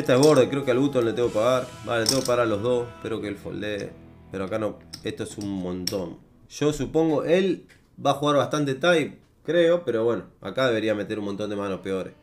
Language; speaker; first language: Spanish; native; Spanish